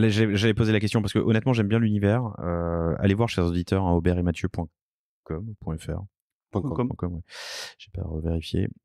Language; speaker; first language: French; native; French